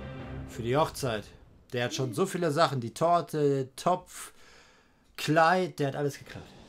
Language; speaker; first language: German; native; German